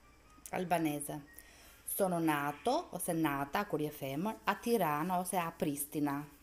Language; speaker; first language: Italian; non-native, fluent; Albanian